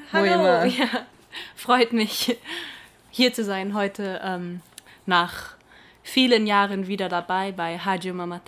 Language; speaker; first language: German; early bilingual, heritage; Portuguese